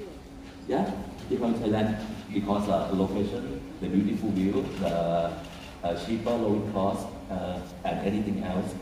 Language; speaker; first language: English; non-native, fluent; Thai